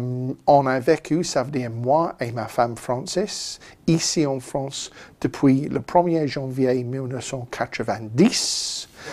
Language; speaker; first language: French; non-native, fluent; English